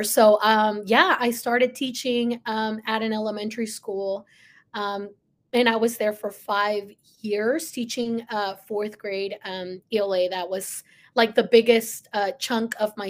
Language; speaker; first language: English; early bilingual, other home language; Spanish